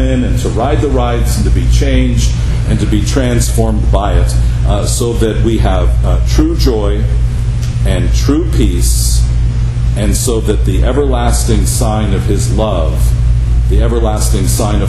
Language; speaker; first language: English; native; English